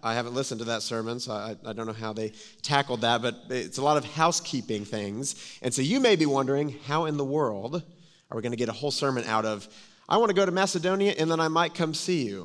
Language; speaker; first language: English; native; English